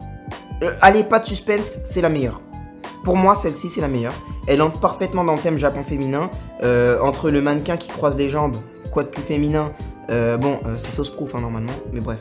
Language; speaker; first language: French; native; French